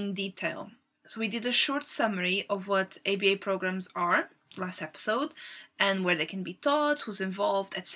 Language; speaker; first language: English; non-native, fluent; Portuguese